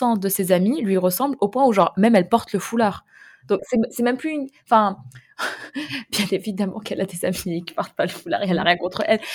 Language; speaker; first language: French; non-native, fluent; Arabic